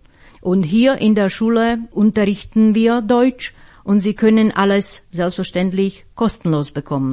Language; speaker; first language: German; non-native, fluent; Slovak